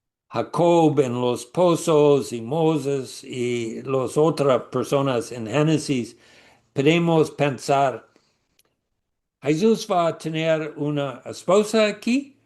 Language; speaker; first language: Spanish; non-native, learner; English